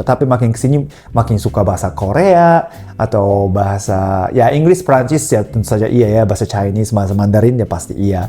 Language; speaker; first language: Indonesian; non-native, fluent; Japanese